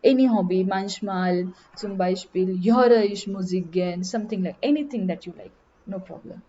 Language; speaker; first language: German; non-native, learner; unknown